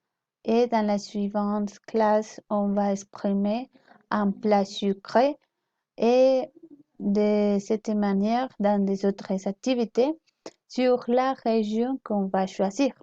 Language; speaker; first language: French; non-native, learner; Spanish